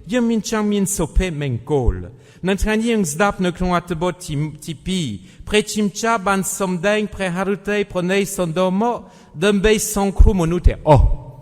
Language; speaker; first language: Khmer; non-native, fluent; French